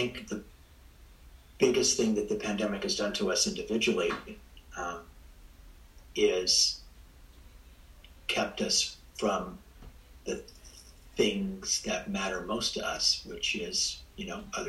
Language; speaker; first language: English; native; English